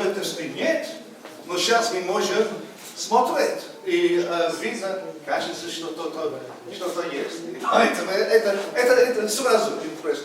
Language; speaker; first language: Russian; non-native, learner; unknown